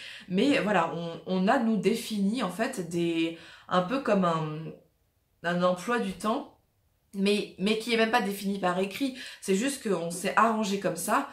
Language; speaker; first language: French; native; French